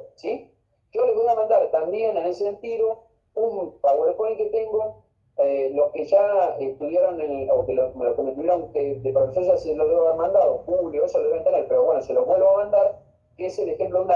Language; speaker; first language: Spanish; native; Spanish